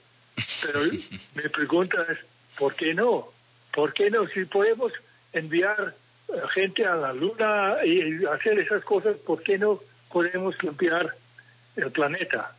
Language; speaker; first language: Spanish; non-native, fluent; English